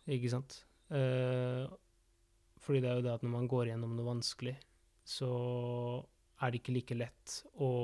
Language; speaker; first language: Norwegian; early bilingual, other home language; Spanish